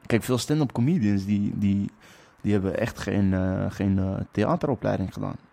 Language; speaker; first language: Dutch; native; Dutch